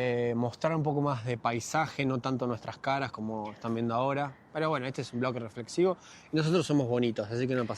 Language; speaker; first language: Spanish; native; Spanish